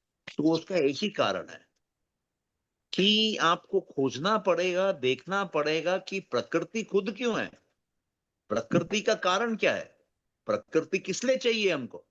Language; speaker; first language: Hindi; native; Hindi